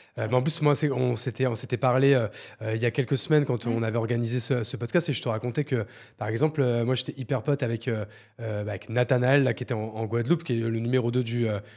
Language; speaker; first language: French; native; French